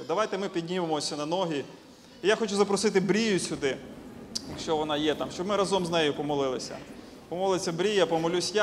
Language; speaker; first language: Ukrainian; native; Ukrainian